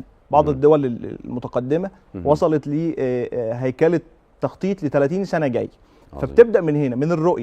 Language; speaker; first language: Arabic; native; Arabic